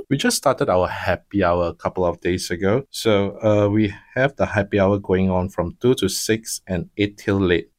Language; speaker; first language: English; non-native, local second language; Min Nan Chinese